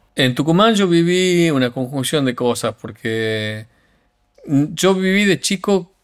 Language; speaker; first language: Spanish; native; Spanish